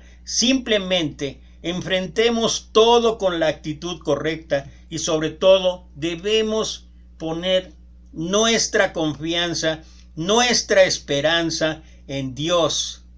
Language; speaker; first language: Spanish; native; Spanish